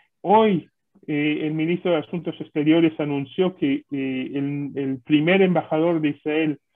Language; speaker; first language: Spanish; non-native, fluent; Hebrew